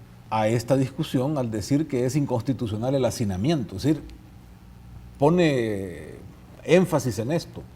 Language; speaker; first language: Spanish; native; Spanish